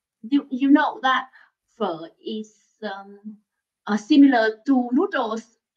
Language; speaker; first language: English; non-native, learner; Vietnamese